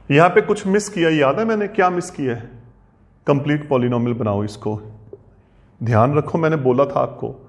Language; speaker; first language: Hindi; non-native, local second language; Punjabi